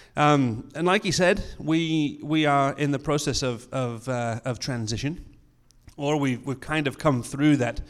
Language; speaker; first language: English; native; English